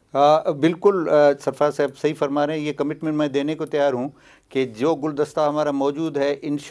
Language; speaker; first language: Urdu; non-native, local second language; Baluchi